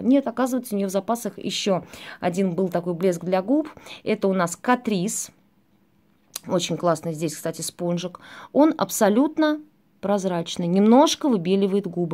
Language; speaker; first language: Russian; native; Russian